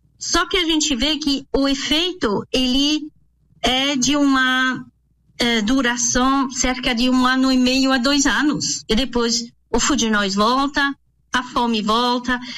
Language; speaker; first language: Portuguese; non-native, fluent; French